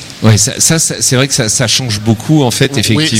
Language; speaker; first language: French; native; French